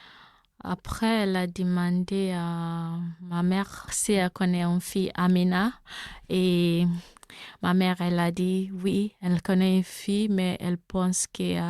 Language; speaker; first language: French; non-native, learner; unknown